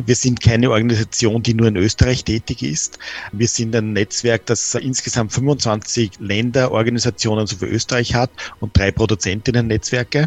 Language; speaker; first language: German; native; German